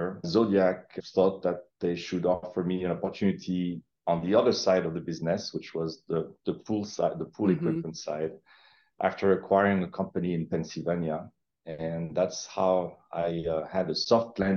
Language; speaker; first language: English; non-native, fluent; French